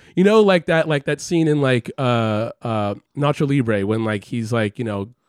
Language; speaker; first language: English; native; English